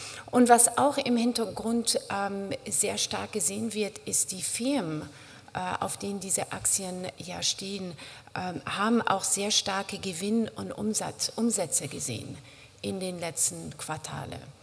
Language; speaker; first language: German; non-native, fluent; French